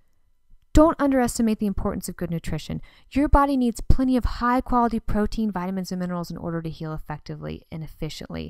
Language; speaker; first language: English; native; English